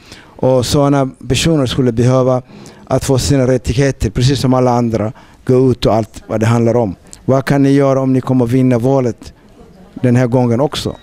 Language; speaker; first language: Swedish; non-native, fluent; Somali